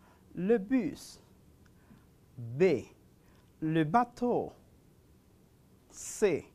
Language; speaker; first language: French; non-native, fluent; Spanish